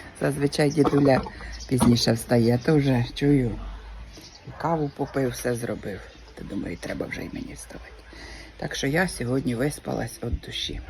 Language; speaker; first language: Ukrainian; native; Ukrainian